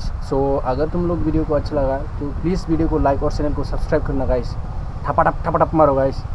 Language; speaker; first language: Hindi; non-native, local second language; Bodo